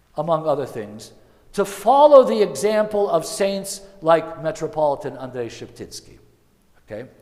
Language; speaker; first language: English; early bilingual, other home language; Ukrainian